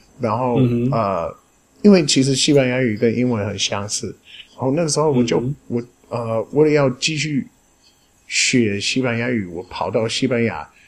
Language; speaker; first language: Chinese; non-native, fluent; English